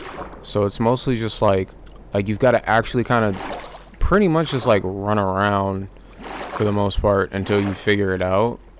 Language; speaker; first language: English; native; English